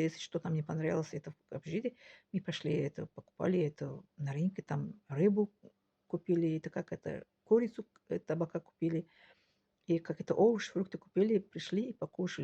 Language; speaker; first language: Russian; non-native, local second language; Tajik